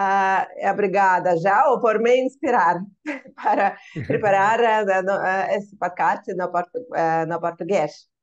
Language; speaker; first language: Portuguese; non-native, learner; Russian